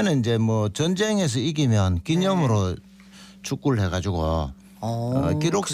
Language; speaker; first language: Korean; native; Korean